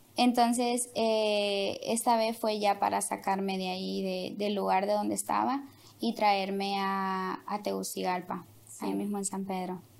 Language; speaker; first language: Spanish; native; Spanish